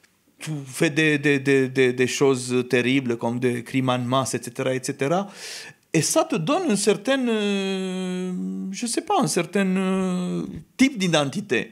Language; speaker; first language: French; non-native, fluent; Romanian